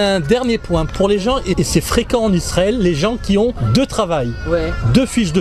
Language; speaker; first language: French; native; French